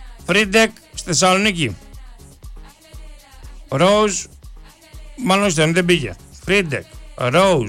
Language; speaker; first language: Greek; native; Greek